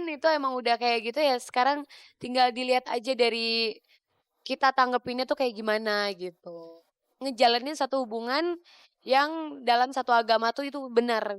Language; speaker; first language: Indonesian; native; Indonesian